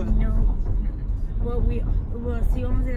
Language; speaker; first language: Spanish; early bilingual, other home language; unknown